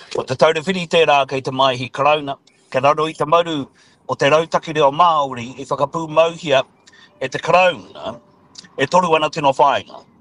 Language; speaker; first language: Māori; non-native, local second language; English